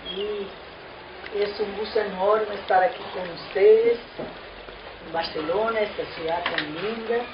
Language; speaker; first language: Spanish; non-native, fluent; Portuguese